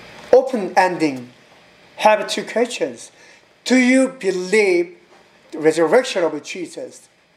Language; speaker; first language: English; non-native, learner; Korean